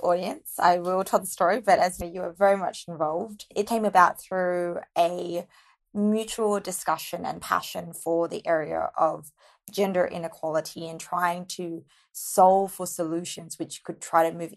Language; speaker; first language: English; native; English